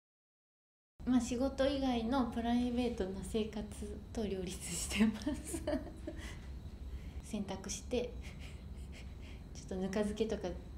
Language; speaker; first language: Japanese; native; Japanese